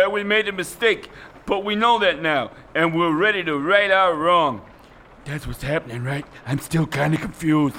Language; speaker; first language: English; native; English